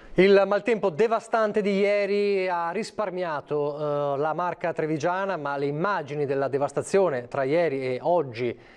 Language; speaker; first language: Italian; native; Italian